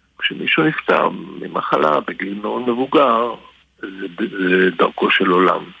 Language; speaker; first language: Hebrew; native; Hebrew